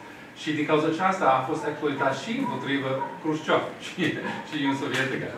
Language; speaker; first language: Romanian; non-native, fluent; English